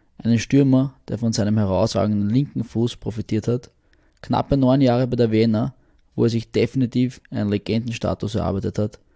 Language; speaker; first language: German; native; German